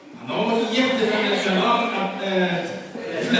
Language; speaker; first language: Swedish; non-native, fluent; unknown